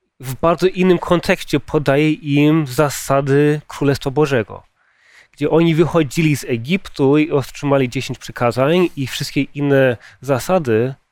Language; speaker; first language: Polish; early bilingual, heritage; Polish